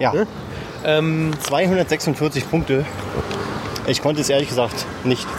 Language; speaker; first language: German; native; German